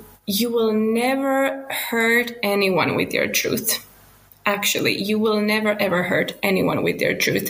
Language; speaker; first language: English; non-native, fluent; Finnish